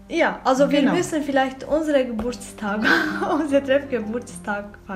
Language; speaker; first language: German; non-native, learner; Arabic